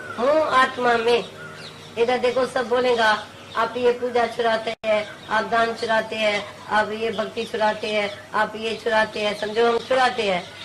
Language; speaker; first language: Hindi; non-native, local second language; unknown